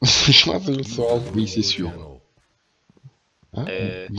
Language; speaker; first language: French; native; French